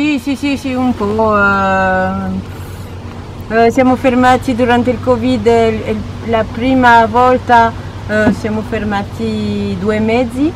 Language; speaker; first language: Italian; non-native, learner; French